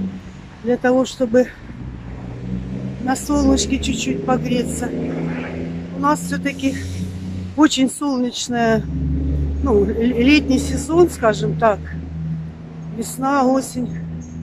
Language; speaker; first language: Russian; native; Russian